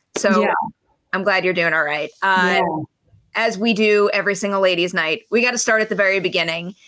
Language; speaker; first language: English; native; English